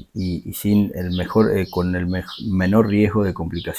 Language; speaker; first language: Spanish; native; Spanish